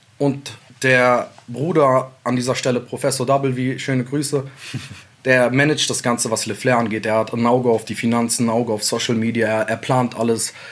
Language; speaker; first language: German; early bilingual, other home language; Central Kurdish